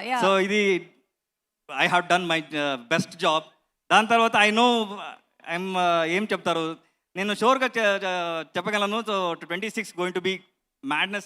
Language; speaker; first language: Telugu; non-native, learner; Kannada